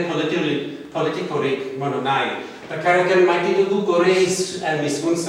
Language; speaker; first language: Basque; non-native, fluent; Welsh